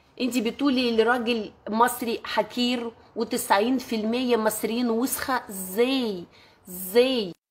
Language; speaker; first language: Arabic; non-native, learner; Russian